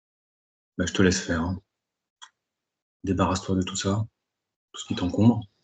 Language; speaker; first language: French; native; French